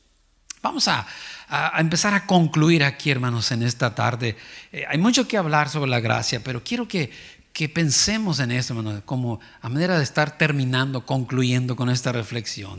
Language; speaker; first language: Spanish; native; Spanish